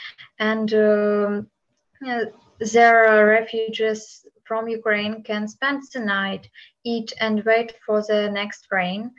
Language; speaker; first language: English; non-native, learner; Ukrainian